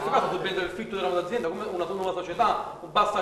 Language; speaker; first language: Italian; native; Italian